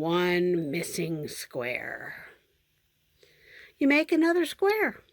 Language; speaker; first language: English; native; English